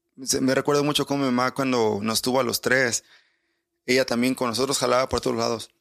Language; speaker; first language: Spanish; early bilingual, other home language; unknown